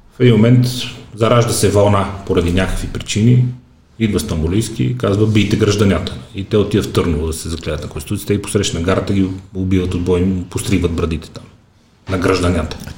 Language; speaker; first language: Bulgarian; native; Bulgarian